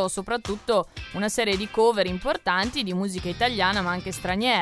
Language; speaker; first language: Italian; native; Italian